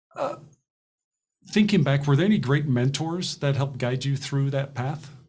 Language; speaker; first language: English; native; English